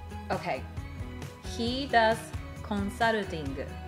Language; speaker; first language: English; non-native, fluent; Japanese